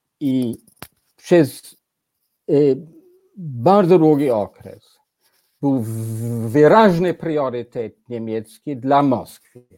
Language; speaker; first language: Polish; non-native, fluent; English